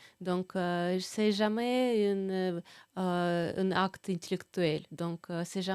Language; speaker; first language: French; non-native, fluent; Russian